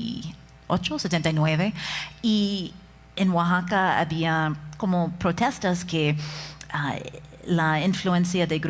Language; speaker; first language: Spanish; non-native, fluent; English